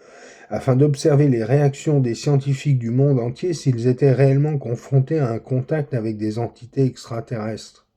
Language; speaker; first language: French; native; French